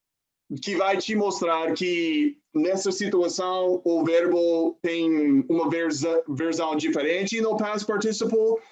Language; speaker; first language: Portuguese; non-native, fluent; English